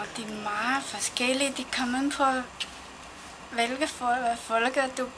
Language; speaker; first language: Danish; non-native, learner; Chinese